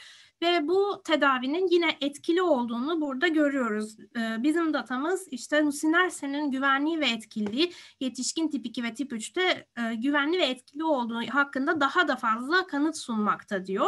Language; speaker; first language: Turkish; native; Turkish